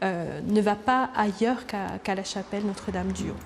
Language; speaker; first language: French; native; French